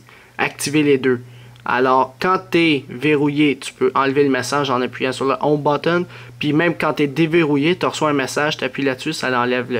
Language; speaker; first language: French; native; French